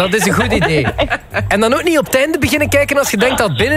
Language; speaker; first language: Dutch; native; Dutch